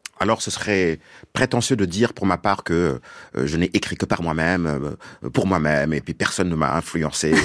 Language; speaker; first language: French; non-native, local second language; Wolof